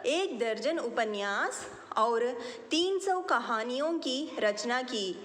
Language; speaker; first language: Hindi; non-native, local second language; Telugu